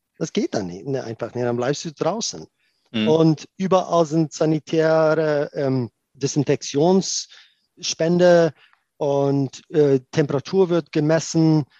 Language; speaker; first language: German; non-native, fluent; Afrikaans